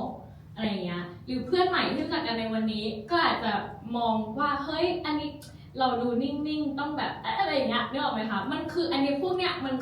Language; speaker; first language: Thai; native; Thai